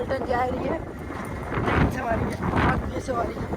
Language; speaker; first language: Hindi; non-native, local second language; Gujarati